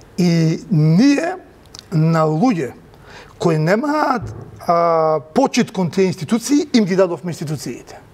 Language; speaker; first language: Macedonian; native; Macedonian